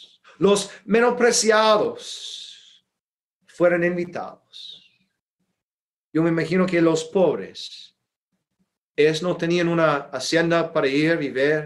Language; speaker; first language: Spanish; non-native, fluent; English